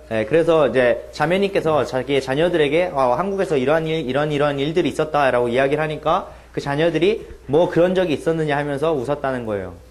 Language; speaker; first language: Korean; native; Korean